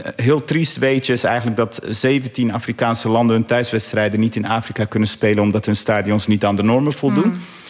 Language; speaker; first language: Dutch; early bilingual, other home language; Arabic